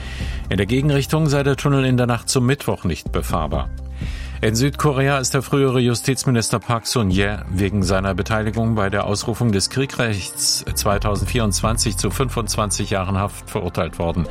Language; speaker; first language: German; native; German